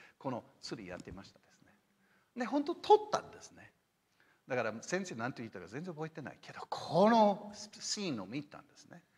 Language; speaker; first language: Japanese; non-native, fluent; English